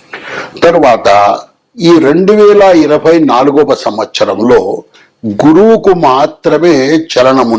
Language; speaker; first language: Telugu; native; Telugu